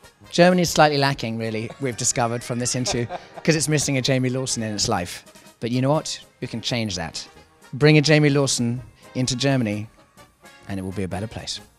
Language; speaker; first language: English; native; English